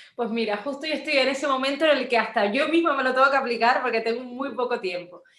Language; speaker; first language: Spanish; native; Spanish